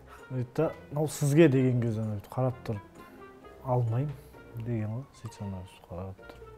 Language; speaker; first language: Kazakh; native; Kazakh